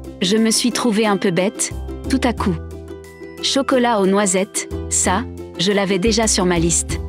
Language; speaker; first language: French; non-native, local second language; Arabic